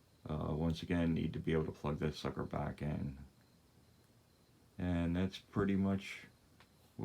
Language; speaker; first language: English; native; English